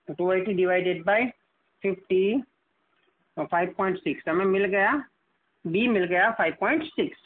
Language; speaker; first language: Hindi; non-native, local second language; Gujarati